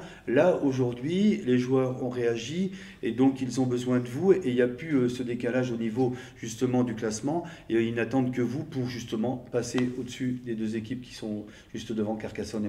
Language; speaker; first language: French; native; French